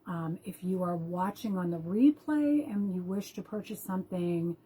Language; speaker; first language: English; native; English